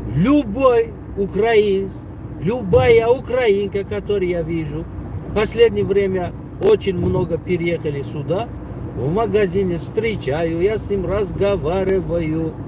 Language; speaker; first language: Russian; non-native, local second language; Tajik